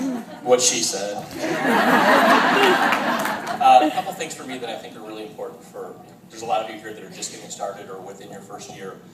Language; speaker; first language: English; native; English